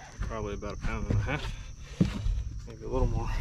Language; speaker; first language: English; native; English